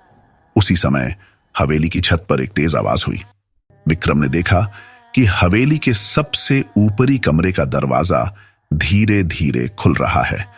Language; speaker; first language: Hindi; native; Hindi